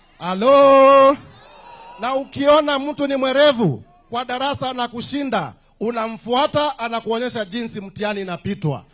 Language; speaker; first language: Swahili; non-native, local second language; Kamba